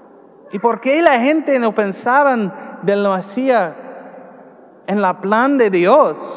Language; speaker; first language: Spanish; non-native, learner; English